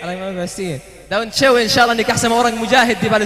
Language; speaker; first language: Indonesian; non-native, learner; Arabic